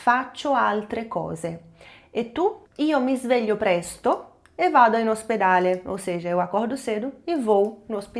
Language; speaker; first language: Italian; non-native, fluent; Portuguese